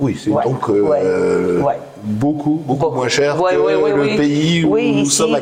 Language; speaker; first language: French; native; French